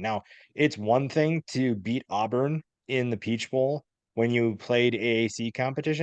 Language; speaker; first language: English; native; English